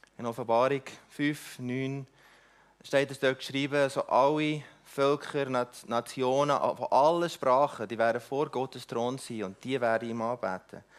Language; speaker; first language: German; non-native, fluent; Afrikaans